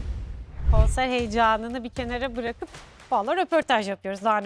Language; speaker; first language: Turkish; native; Turkish